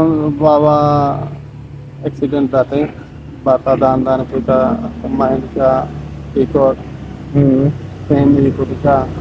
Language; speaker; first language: Filipino; non-native, learner; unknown